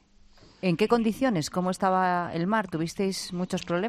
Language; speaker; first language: Spanish; native; Spanish